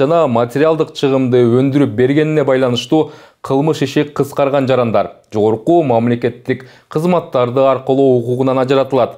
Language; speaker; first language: Kyrgyz; native; Kyrgyz